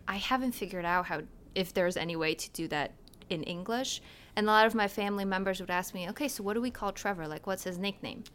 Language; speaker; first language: English; early bilingual, other home language; Polish